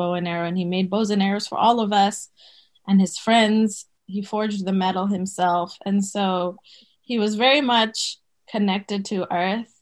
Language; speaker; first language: English; native; English